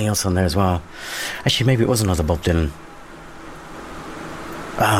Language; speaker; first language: English; native; English